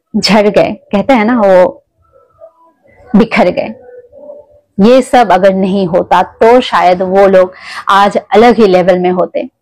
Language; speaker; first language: Hindi; non-native, local second language; Kok Borok